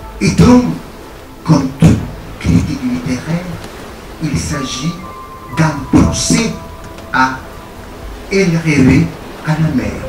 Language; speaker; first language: French; non-native, fluent; Spanish